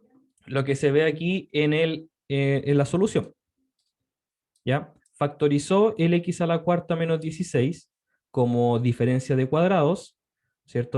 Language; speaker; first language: Spanish; native; Spanish